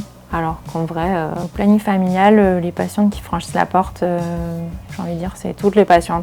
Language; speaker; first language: French; native; French